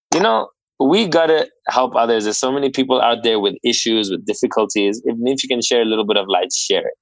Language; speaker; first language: English; native; English